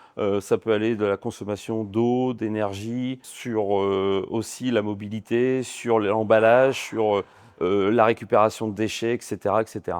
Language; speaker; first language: French; native; French